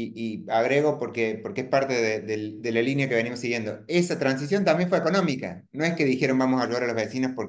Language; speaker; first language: Spanish; native; Spanish